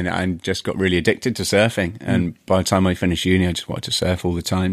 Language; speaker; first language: English; native; English